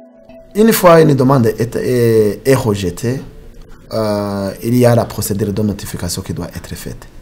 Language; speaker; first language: French; non-native, local second language; Rundi